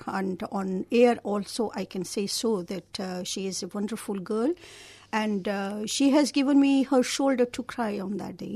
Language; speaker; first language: English; non-native, local second language; Hindi